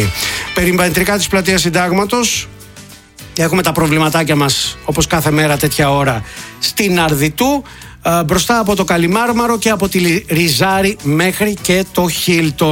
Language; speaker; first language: Greek; native; Greek